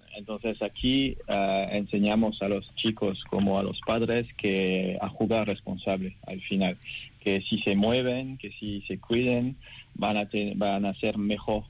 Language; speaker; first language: Spanish; non-native, fluent; French